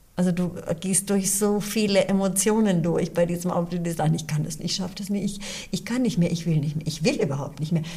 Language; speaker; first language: German; early bilingual, other home language; English